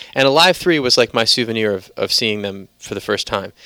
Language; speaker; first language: English; native; English